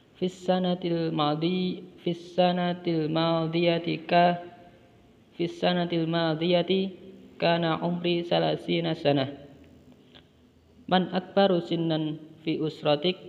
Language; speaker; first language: Arabic; non-native, learner; Indonesian